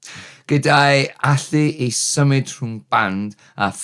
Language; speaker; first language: Welsh; non-native, learner; English